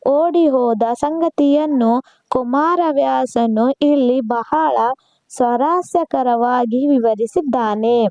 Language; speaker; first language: Kannada; non-native, local second language; Urdu